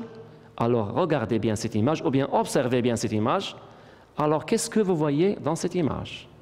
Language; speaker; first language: French; non-native, local second language; Arabic